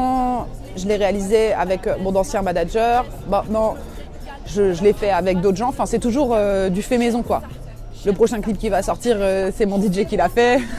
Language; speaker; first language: French; native; French